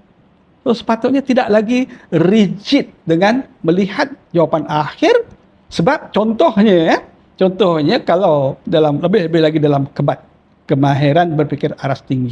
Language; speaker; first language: Malay; native; Malay